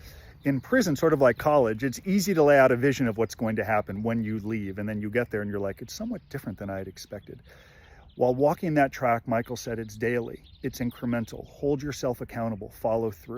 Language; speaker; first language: English; native; English